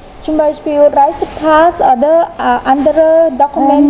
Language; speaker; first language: German; non-native, learner; Thai